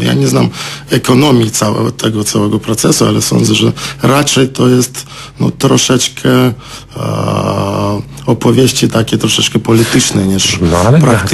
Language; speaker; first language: Polish; non-native, fluent; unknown